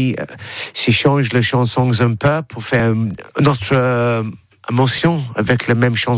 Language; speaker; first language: French; non-native, learner; English